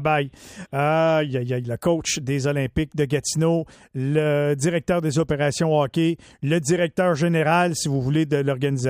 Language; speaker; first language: French; native; French